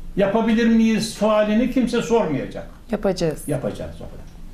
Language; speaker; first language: Turkish; native; Turkish